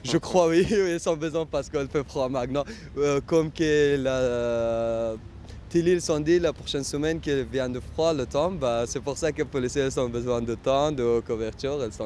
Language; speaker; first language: French; non-native, learner; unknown